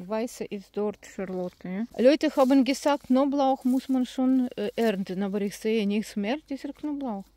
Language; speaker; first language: German; non-native, learner; Russian